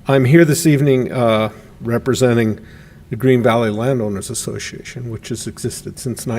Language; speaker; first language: English; native; English